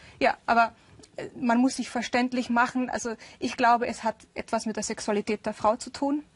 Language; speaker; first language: German; early bilingual, other home language; Urdu